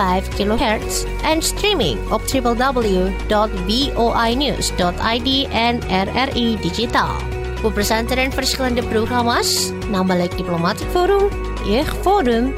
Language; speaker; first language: Dutch; non-native, fluent; Indonesian